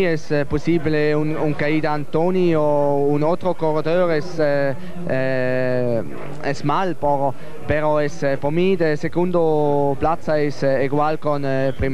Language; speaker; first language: Spanish; non-native, learner; Swiss German